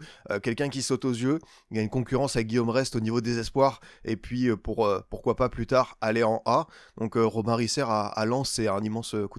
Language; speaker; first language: French; native; French